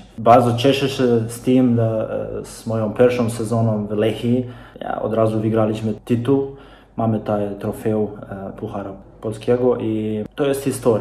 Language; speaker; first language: Polish; non-native, learner; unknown